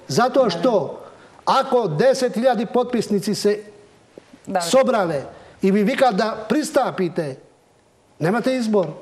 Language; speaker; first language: Macedonian; non-native, local second language; Albanian